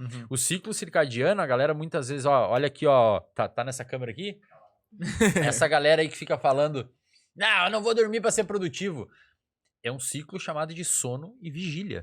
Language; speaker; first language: Portuguese; native; Portuguese